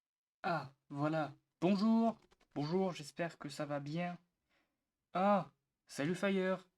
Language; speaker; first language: French; native; French